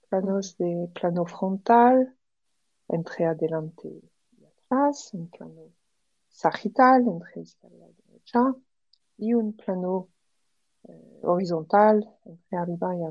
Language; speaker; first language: Spanish; non-native, fluent; French